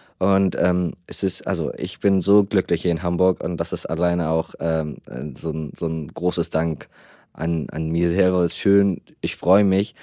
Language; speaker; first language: German; non-native, fluent; Arabic